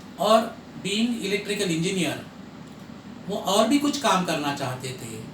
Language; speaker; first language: Hindi; non-native, local second language; Marathi